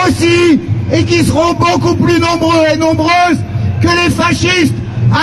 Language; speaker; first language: French; native; French